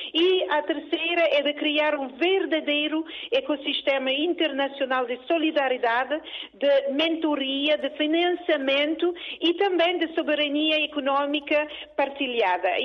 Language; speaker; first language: Portuguese; early bilingual, other home language; Kabuverdianu